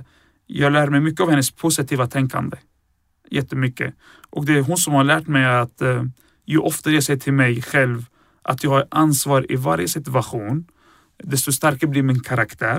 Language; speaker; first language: Swedish; early bilingual, other home language; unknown